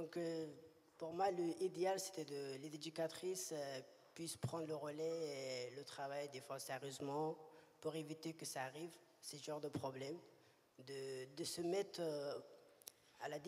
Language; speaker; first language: French; early bilingual, other home language; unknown